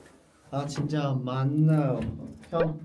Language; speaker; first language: Korean; non-native, learner; Chinese